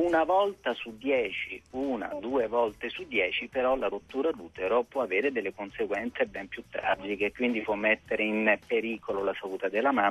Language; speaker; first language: Italian; native; Italian